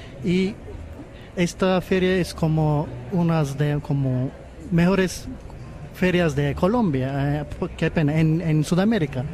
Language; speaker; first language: Spanish; non-native, fluent; Turkish